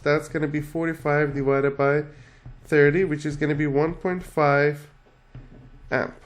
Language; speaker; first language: English; non-native, fluent; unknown